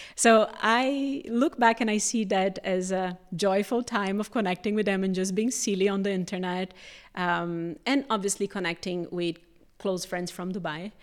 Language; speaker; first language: English; non-native, fluent; Portuguese